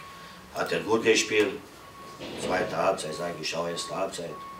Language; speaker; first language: German; non-native, learner; Romanian